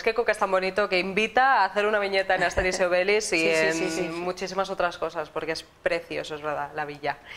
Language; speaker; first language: Spanish; native; Spanish